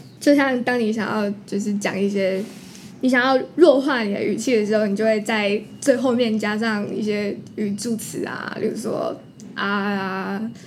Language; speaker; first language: Chinese; native; Chinese